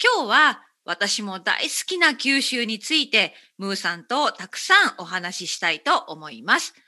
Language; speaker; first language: Japanese; native; Japanese